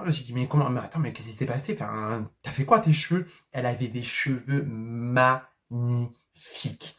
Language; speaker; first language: French; native; French